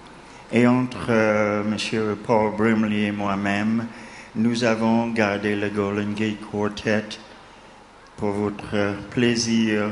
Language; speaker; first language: French; non-native, fluent; English